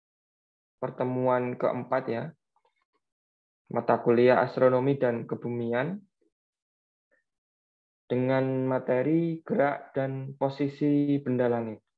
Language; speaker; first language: Indonesian; native; Indonesian